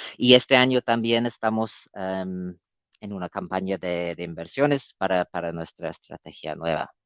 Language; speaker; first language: Spanish; non-native, fluent; English